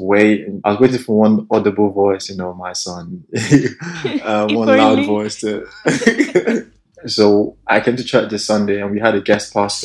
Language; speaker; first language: English; non-native, local second language; Yoruba